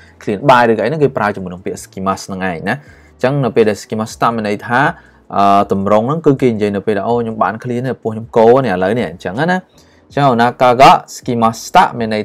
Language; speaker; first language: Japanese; non-native, learner; Khmer